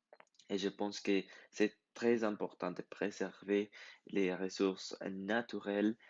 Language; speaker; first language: French; non-native, learner; Spanish